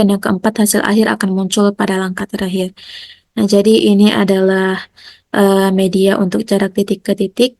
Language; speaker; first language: Indonesian; native; Indonesian